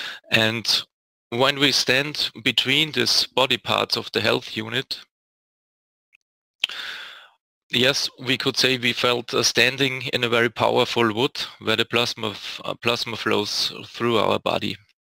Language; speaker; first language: English; non-native, fluent; German